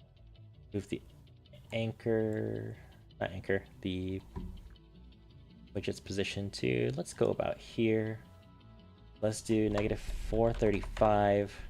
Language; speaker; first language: English; native; English